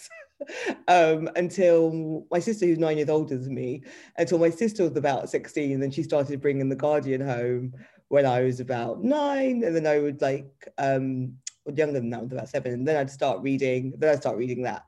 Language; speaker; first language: English; native; English